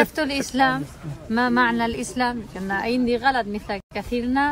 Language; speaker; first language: Arabic; non-native, learner; Spanish